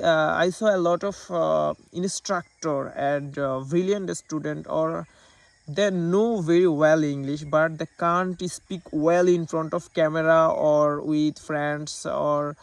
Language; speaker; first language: English; non-native, learner; Bangla